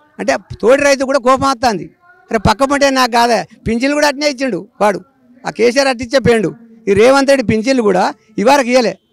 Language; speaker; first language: Telugu; native; Telugu